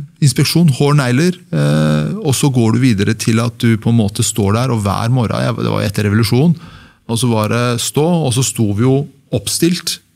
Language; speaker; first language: Norwegian; early bilingual, other home language; Persian